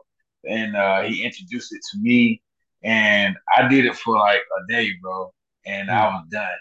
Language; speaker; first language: English; native; English